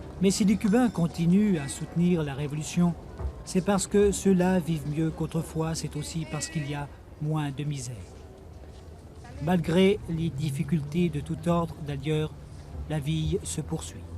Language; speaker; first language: French; native; French